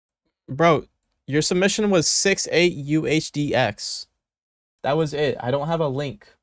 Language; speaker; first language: English; native; English